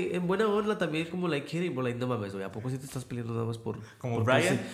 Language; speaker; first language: Spanish; native; Spanish